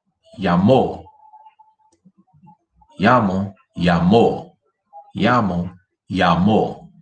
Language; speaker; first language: Spanish; non-native, fluent; English